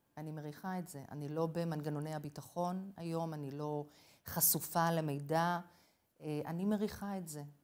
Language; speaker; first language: Hebrew; non-native, fluent; English